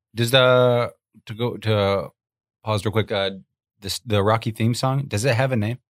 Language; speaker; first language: English; native; English